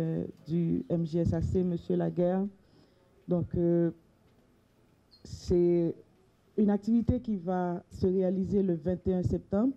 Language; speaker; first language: French; non-native, local second language; Haitian Creole